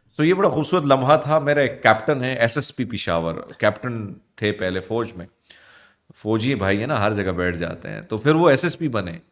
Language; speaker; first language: Urdu; non-native, local second language; Punjabi